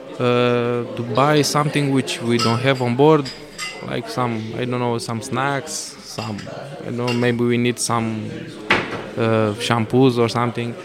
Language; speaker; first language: English; non-native, fluent; Romanian